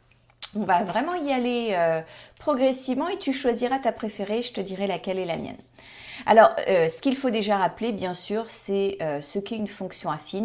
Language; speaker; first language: French; native; French